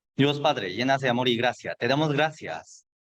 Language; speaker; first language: Spanish; native; Spanish